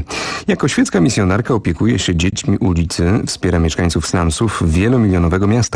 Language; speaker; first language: Polish; native; Polish